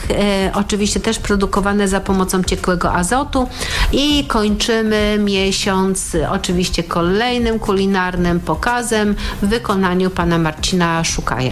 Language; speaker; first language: Polish; native; Polish